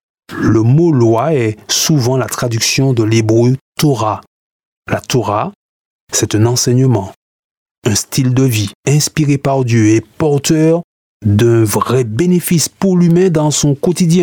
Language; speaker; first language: French; native; French